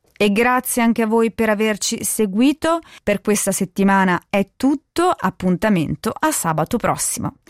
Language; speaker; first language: Italian; native; Italian